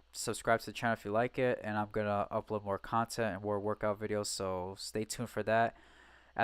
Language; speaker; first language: English; native; English